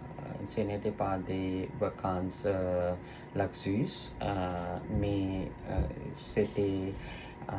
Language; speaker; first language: French; non-native, learner; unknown